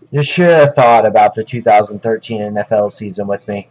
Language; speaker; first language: English; native; English